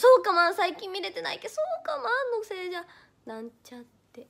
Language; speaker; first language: Japanese; native; Japanese